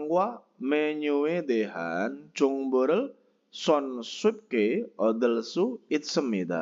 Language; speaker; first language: Korean; non-native, fluent; Indonesian